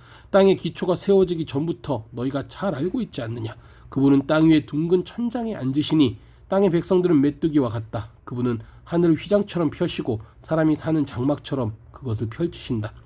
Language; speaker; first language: Korean; native; Korean